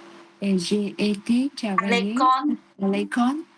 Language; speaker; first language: French; non-native, learner; Vietnamese